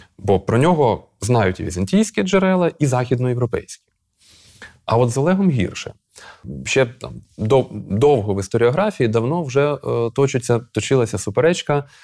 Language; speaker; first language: Ukrainian; native; Ukrainian